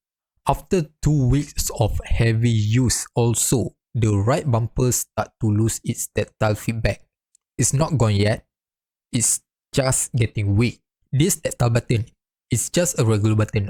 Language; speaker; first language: English; non-native, fluent; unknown